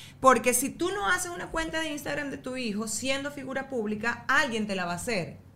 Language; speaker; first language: Spanish; native; Spanish